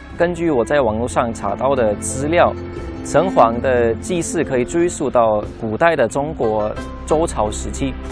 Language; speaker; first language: Chinese; non-native, fluent; German